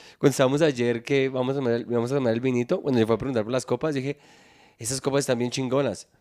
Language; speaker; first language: Spanish; native; Spanish